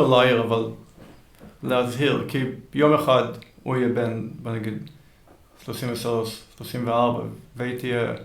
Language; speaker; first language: Hebrew; early bilingual, heritage; Hebrew